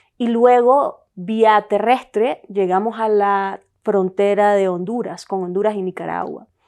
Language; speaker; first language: Spanish; native; Spanish